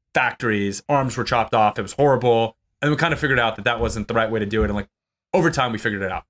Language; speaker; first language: English; native; English